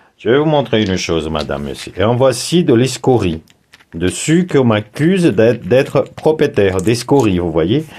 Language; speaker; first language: French; non-native, fluent; Portuguese